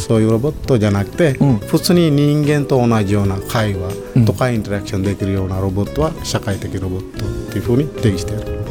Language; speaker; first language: Japanese; non-native, fluent; Sinhala